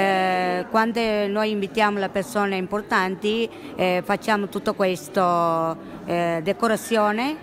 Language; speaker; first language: Italian; non-native, learner; Tamil